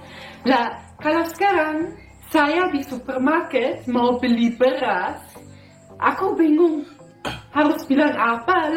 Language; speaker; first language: Indonesian; non-native, fluent; German